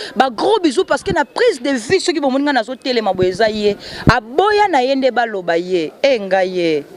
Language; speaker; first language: Lingala; native; Lingala